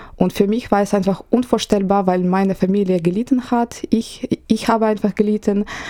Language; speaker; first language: German; non-native, fluent; Ukrainian